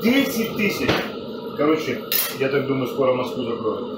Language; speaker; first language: Russian; native; Russian